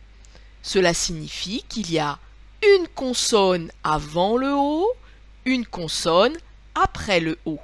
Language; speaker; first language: French; native; French